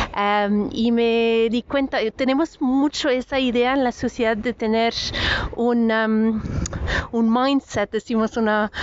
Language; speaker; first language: Spanish; non-native, fluent; French